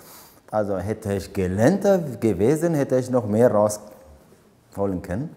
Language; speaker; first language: German; non-native, fluent; Amharic